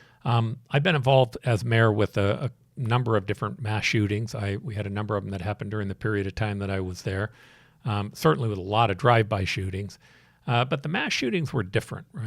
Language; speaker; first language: English; native; English